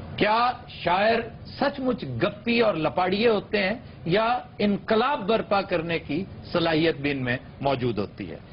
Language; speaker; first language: Urdu; non-native, local second language; Punjabi